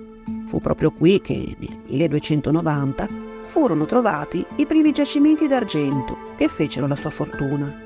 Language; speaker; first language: Italian; native; Italian